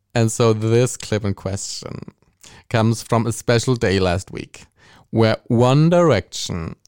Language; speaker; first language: English; non-native, fluent; German